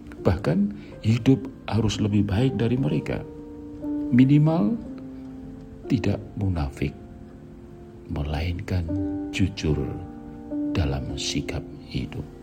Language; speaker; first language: Indonesian; native; Indonesian